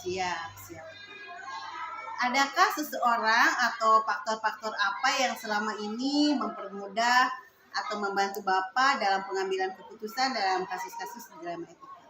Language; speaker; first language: Indonesian; native; Indonesian